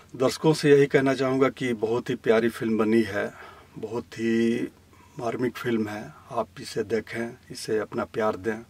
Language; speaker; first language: Hindi; native; Hindi